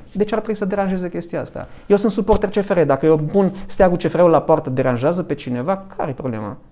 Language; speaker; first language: Romanian; non-native, local second language; Hungarian